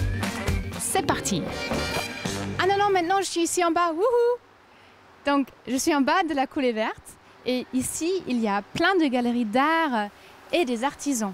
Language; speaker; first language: French; non-native, fluent; German